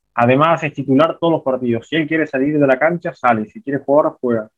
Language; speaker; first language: Spanish; native; Spanish